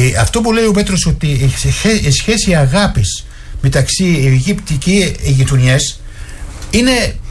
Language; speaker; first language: Greek; non-native, fluent; Arabic